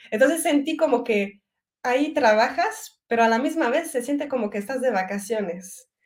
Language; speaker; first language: Spanish; non-native, fluent; French